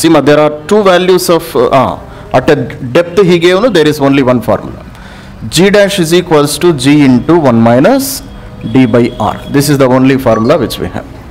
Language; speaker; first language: English; non-native, local second language; Telugu